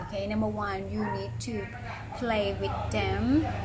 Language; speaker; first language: English; non-native, learner; Thai